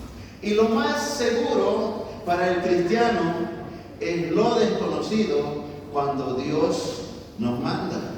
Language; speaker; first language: Spanish; native; Spanish